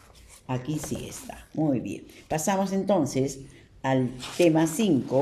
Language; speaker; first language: Spanish; native; Spanish